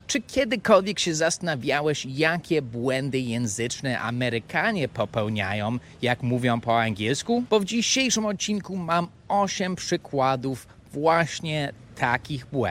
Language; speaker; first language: Polish; non-native, fluent; English